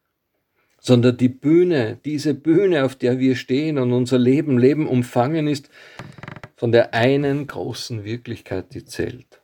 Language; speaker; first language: German; native; German